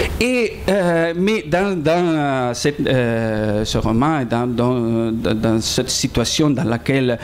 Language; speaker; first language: French; non-native, fluent; Italian